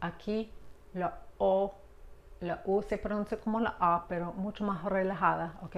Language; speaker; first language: Spanish; non-native, fluent; English